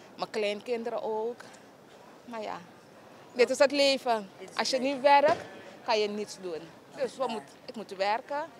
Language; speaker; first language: Dutch; native; Dutch